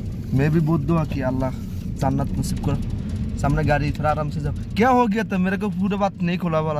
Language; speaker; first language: Hindi; non-native, learner; Bangla